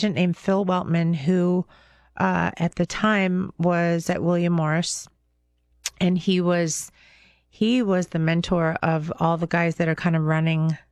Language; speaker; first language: English; native; English